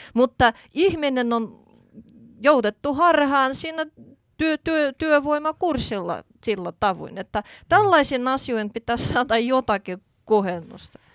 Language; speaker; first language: Finnish; non-native, fluent; Russian